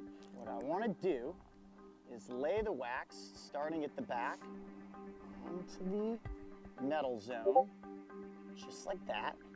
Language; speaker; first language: English; native; English